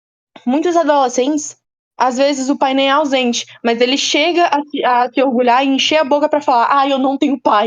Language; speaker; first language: Portuguese; native; Portuguese